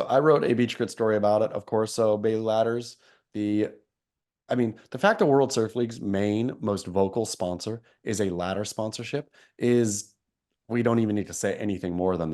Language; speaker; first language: English; native; English